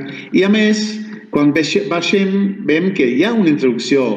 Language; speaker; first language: Catalan; non-native, fluent; Spanish